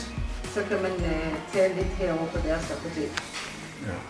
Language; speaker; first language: Danish; non-native, fluent; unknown